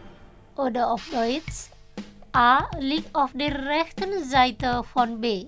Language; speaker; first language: German; non-native, fluent; Indonesian